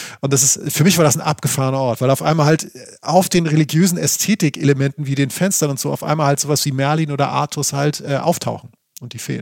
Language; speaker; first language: German; native; German